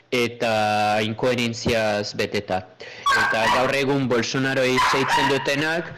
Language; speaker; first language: Basque; early bilingual, other home language; Portuguese